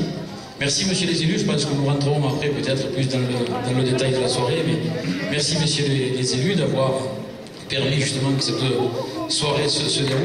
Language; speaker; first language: French; native; French